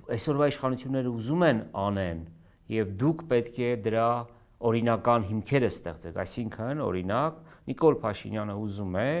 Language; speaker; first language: Armenian; native; Armenian